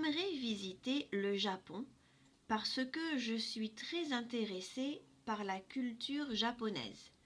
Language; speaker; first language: French; non-native, fluent; English